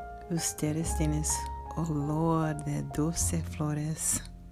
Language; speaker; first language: Spanish; non-native, learner; English